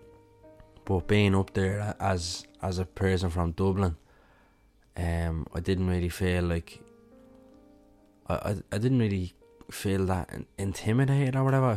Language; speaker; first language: English; native; English